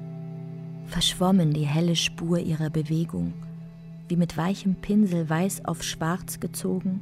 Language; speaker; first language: German; native; German